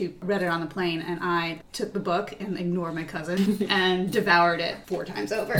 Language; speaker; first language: English; native; English